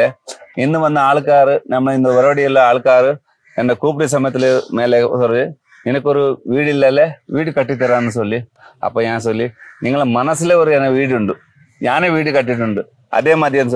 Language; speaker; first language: Malayalam; non-native, learner; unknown